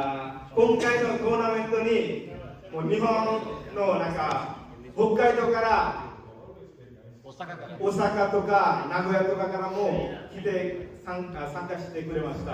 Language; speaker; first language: Japanese; non-native, fluent; Bangla